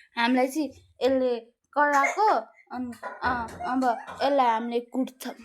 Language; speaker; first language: Nepali; non-native, local second language; Eastern Tamang